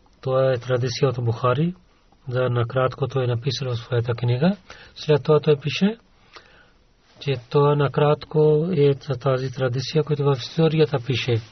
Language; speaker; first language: Bulgarian; non-native, learner; Urdu